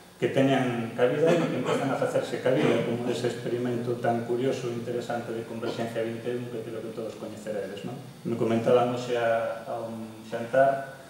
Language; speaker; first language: Galician; native; Galician